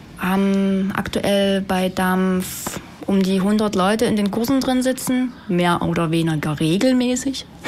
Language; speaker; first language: German; native; German